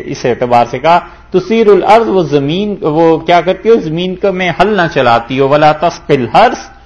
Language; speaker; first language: Urdu; native; Urdu